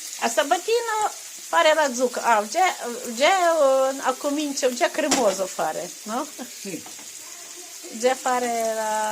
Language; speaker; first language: Italian; non-native, learner; Ukrainian